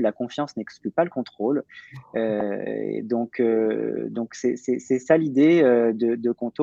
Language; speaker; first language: French; native; French